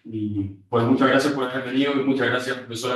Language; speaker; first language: Spanish; native; Spanish